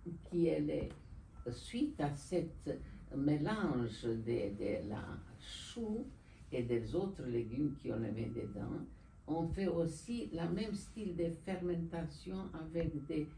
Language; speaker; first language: French; non-native, fluent; Romanian